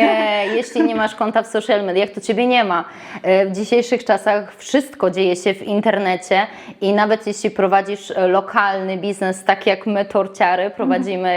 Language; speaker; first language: Polish; native; Polish